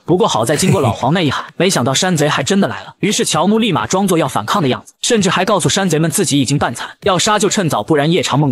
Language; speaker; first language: Chinese; native; Chinese